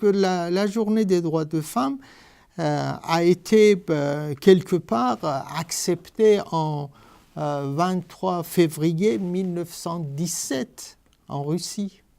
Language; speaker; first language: French; non-native, fluent; Persian